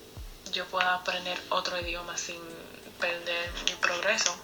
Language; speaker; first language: Spanish; non-native, fluent; English